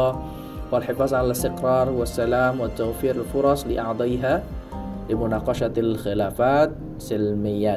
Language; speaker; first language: Arabic; non-native, fluent; Indonesian